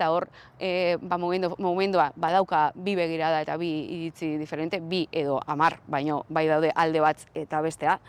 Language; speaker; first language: Basque; non-native, local second language; Spanish